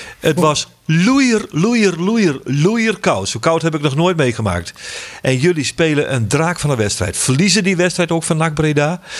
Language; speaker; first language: Dutch; non-native, local second language; Western Frisian